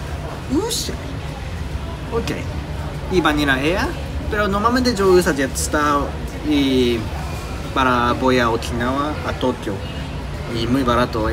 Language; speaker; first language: Spanish; non-native, learner; Japanese